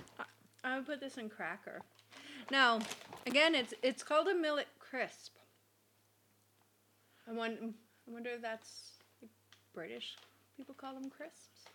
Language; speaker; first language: English; native; English